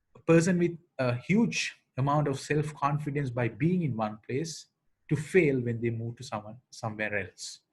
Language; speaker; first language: English; non-native, local second language; Sinhala